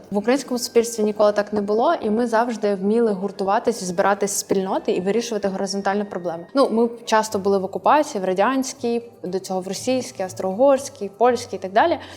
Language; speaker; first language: Ukrainian; non-native, local second language; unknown